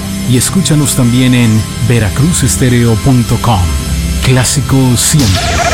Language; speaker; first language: Spanish; native; Spanish